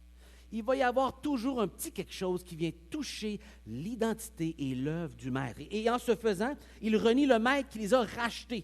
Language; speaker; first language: French; native; French